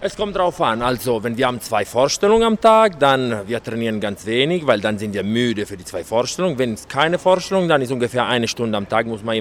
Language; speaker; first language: German; non-native, learner; Italian